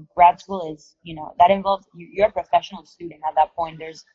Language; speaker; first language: English; non-native, fluent; Spanish